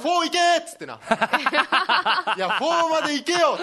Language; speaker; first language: Japanese; native; Japanese